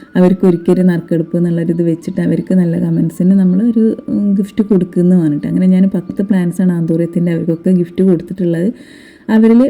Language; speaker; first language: Malayalam; native; Malayalam